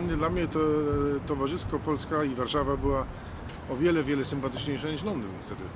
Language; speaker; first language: Polish; early bilingual, heritage; Polish